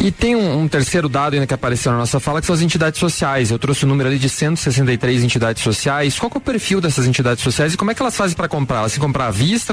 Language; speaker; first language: Portuguese; native; Portuguese